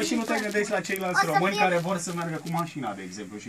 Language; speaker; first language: Romanian; native; Romanian